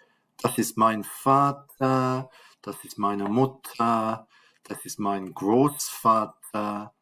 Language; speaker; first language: German; non-native, fluent; English